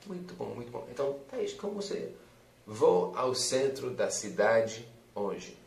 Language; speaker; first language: Portuguese; non-native, fluent; English